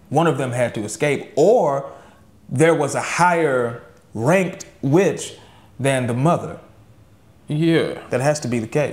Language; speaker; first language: English; native; English